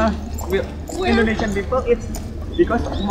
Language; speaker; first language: English; non-native, learner; Japanese